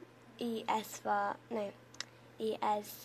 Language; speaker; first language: Spanish; non-native, learner; English